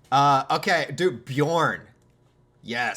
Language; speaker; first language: English; native; English